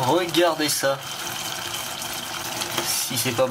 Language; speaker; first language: French; native; French